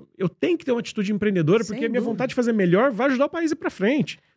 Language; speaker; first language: Portuguese; native; Portuguese